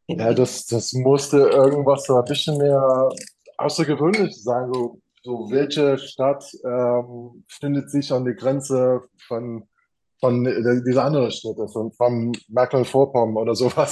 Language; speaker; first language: German; non-native, fluent; English